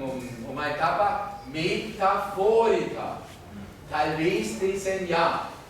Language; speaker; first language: Portuguese; non-native, fluent; German